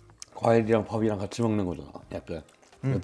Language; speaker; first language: Korean; native; Korean